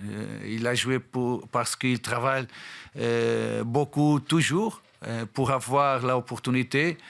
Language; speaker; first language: French; non-native, fluent; Portuguese